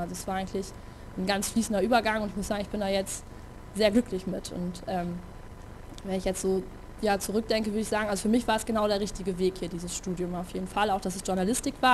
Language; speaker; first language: German; native; German